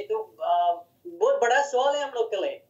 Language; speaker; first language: Hindi; non-native, learner; Hazaragi